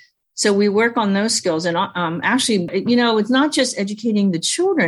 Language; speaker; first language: English; early bilingual, other home language; Chinese